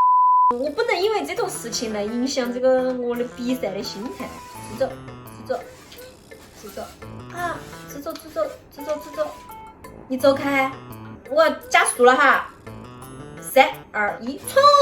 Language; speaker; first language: Chinese; native; Chinese